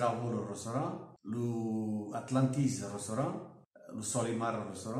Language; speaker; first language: French; non-native, fluent; Portuguese